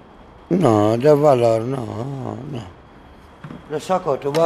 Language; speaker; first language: Spanish; non-native, learner; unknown